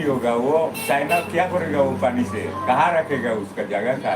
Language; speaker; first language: Hindi; non-native, local second language; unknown